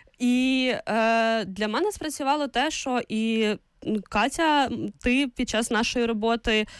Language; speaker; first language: Ukrainian; native; Ukrainian